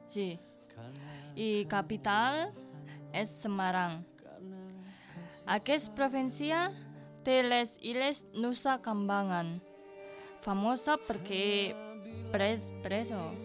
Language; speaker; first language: Catalan; non-native, learner; Indonesian